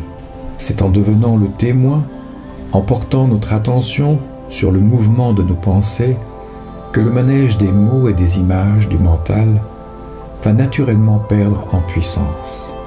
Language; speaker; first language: French; native; French